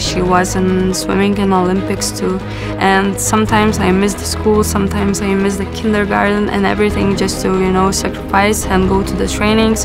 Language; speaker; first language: English; non-native, fluent; Lithuanian